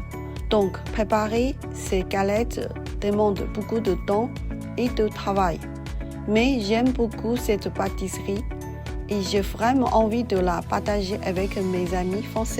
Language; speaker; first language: French; non-native, fluent; Chinese